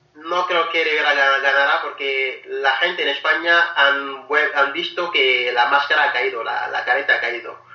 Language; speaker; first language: Spanish; non-native, fluent; Wolof